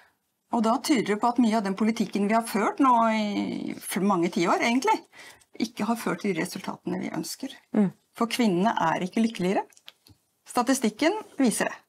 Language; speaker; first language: Norwegian; native; Norwegian